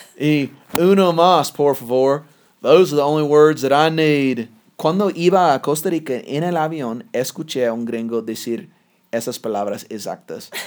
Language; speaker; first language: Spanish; non-native, fluent; English